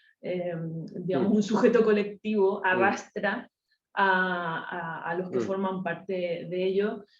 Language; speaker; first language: Spanish; native; Spanish